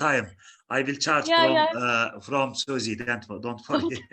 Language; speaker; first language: English; non-native, fluent; Turkish